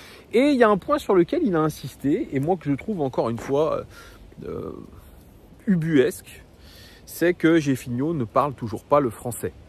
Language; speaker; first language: French; native; French